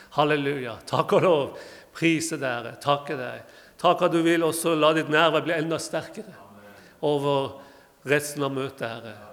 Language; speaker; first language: Norwegian; non-native, fluent; Persian